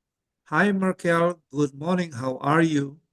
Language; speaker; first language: English; non-native, fluent; Indonesian